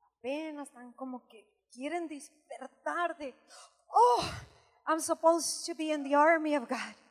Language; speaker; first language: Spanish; early bilingual, heritage; Spanish